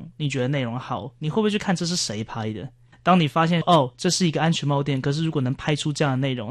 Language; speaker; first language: Chinese; native; Chinese